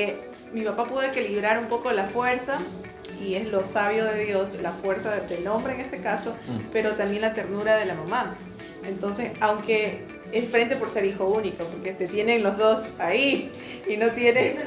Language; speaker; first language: Spanish; native; Spanish